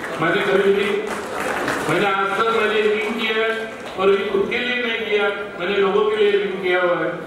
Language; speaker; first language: Hindi; non-native, local second language; Marathi